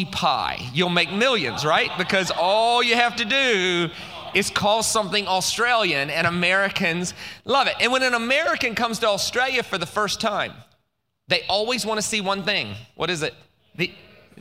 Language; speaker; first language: English; native; English